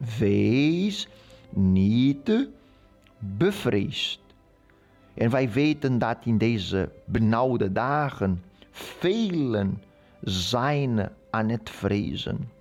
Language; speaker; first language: Dutch; non-native, learner; Portuguese